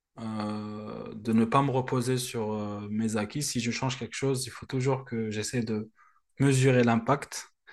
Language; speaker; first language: French; non-native, local second language; Arabic